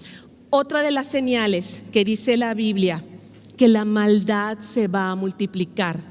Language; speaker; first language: Spanish; native; Spanish